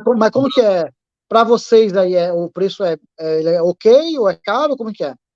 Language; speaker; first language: Portuguese; native; Portuguese